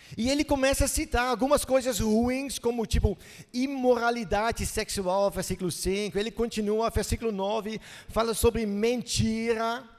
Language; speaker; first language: Portuguese; non-native, fluent; Dutch